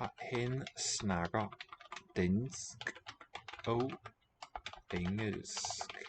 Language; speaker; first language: Danish; non-native, learner; English